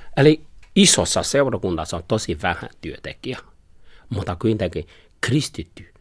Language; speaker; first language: Finnish; non-native, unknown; Chinese